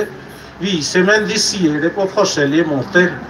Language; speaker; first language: Norwegian; non-native, fluent; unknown